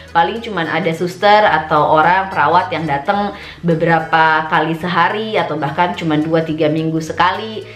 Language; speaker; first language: Indonesian; native; Indonesian